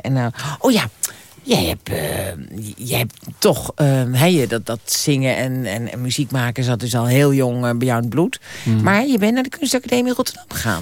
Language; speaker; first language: Dutch; native; Dutch